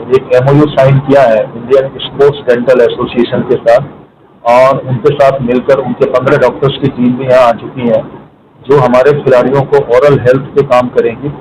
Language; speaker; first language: Hindi; native; Hindi